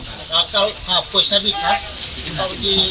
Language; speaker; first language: Hindi; non-native, local second language; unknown